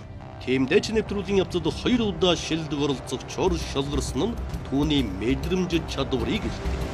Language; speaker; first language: Mongolian; native; Mongolian